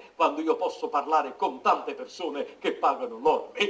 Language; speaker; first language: Italian; native; Italian